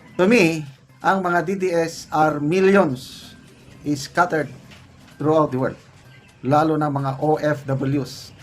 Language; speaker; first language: Filipino; non-native, local second language; Cebuano